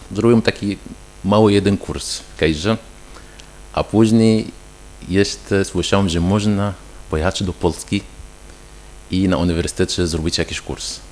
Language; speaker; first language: Polish; non-native, fluent; Arabic